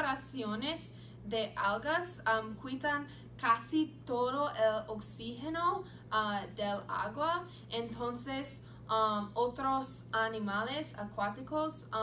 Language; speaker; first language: Spanish; non-native, learner; English